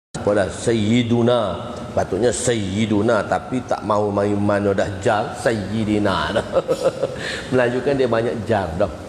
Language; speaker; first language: Malay; native; Malay